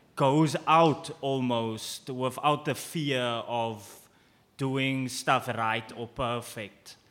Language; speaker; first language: English; non-native, local second language; Afrikaans